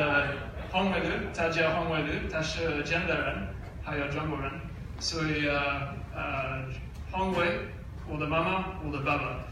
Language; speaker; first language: Chinese; non-native, learner; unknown